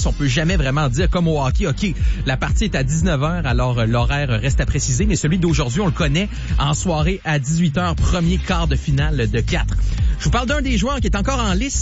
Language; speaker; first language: French; native; French